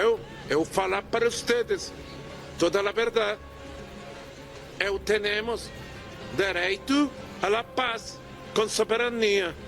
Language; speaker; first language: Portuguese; non-native, learner; Spanish